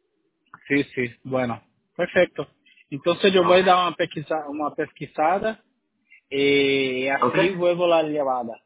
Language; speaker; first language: Spanish; non-native, learner; Portuguese